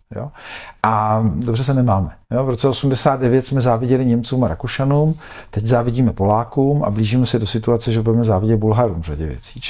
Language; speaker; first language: Czech; native; Czech